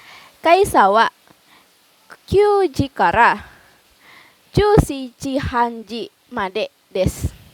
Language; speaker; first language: Japanese; non-native, learner; Indonesian